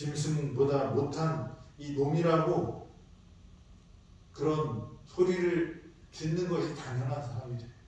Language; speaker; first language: Korean; native; Korean